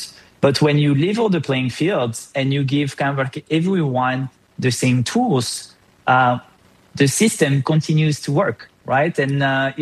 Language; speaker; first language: English; non-native, fluent; French